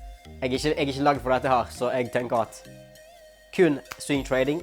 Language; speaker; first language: Norwegian; native; Norwegian